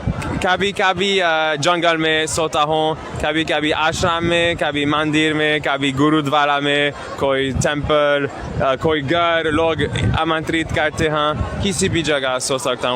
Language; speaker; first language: Hindi; non-native, learner; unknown